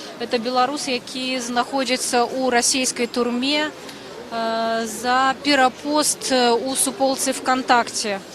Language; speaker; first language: Belarusian; non-native, local second language; Russian